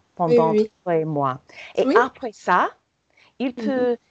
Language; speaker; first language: French; non-native, fluent; English